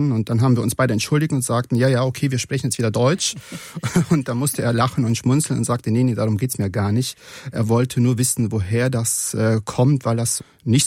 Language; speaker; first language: German; non-native, local second language; Sicilian